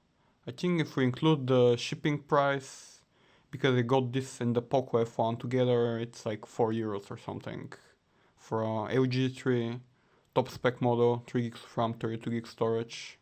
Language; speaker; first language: English; non-native, fluent; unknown